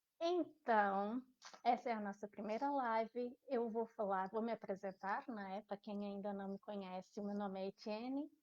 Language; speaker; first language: Portuguese; native; Portuguese